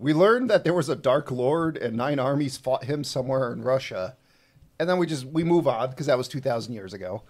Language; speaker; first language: English; native; English